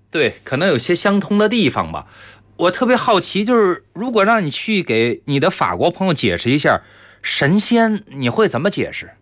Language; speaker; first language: Chinese; native; Chinese